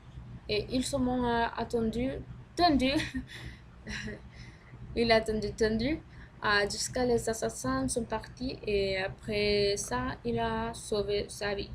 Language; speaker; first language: French; non-native, learner; Spanish